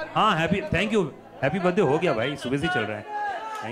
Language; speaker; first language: Hindi; native; Hindi